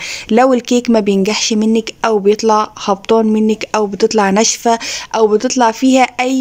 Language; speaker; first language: Arabic; native; Arabic